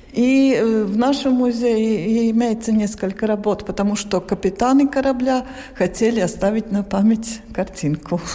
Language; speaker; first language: Russian; non-native, local second language; Latvian